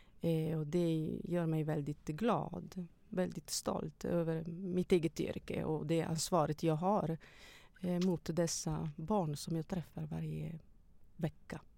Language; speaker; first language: Swedish; non-native, fluent; Italian